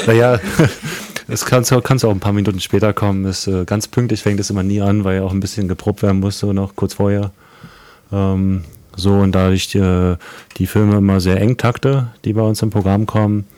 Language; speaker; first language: German; native; German